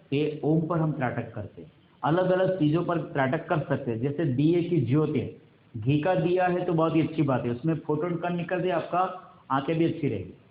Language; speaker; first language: Hindi; non-native, local second language; Gujarati